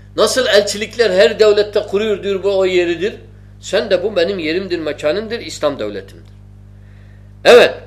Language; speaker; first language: Turkish; non-native, fluent; Arabic